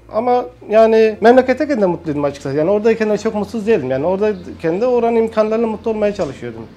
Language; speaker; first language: Turkish; native; Turkish